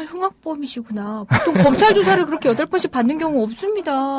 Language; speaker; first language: Korean; native; Korean